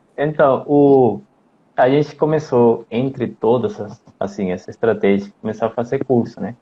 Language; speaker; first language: Portuguese; non-native, fluent; Spanish